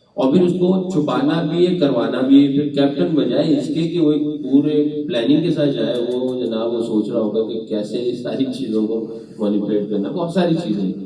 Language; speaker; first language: Urdu; non-native, local second language; Punjabi